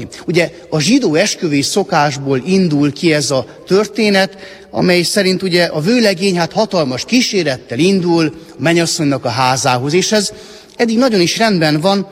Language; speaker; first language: Hungarian; native; Hungarian